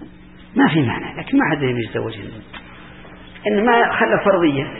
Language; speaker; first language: Arabic; native; Arabic